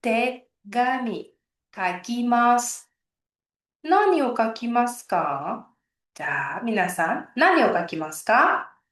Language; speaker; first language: Japanese; non-native, learner; Uzbek